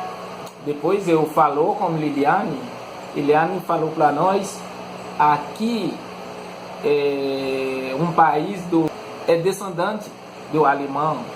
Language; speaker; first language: Portuguese; non-native, learner; Haitian Creole